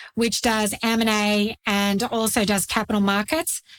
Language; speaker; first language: English; native; English